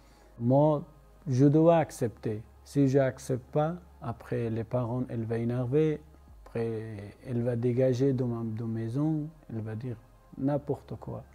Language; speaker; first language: French; non-native, learner; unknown